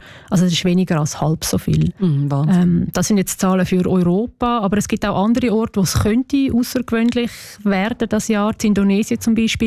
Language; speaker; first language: German; native; German